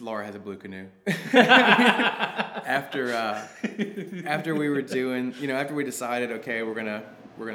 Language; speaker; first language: English; native; English